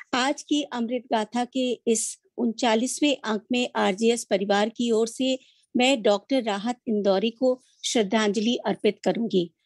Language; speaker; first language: Hindi; native; Hindi